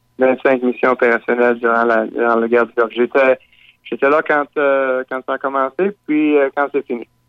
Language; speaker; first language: French; native; French